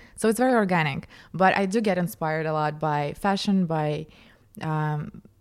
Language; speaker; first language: English; non-native, fluent; Russian